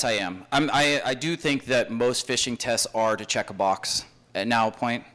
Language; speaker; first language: English; native; English